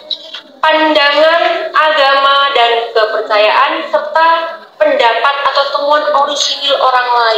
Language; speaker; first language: Indonesian; native; Indonesian